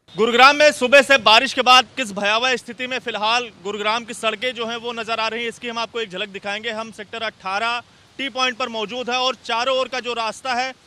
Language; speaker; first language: Hindi; native; Hindi